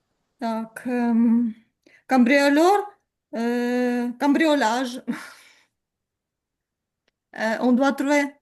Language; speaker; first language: French; non-native, learner; Ukrainian